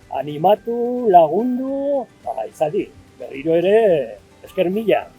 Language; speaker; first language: Basque; non-native, local second language; Spanish